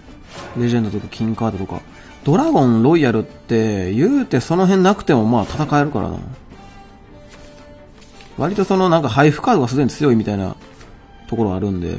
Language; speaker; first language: Japanese; native; Japanese